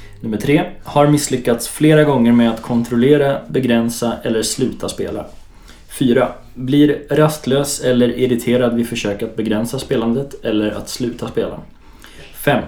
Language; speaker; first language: Swedish; native; Swedish